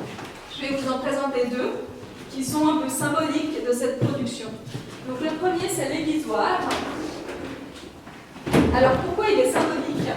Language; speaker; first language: French; native; French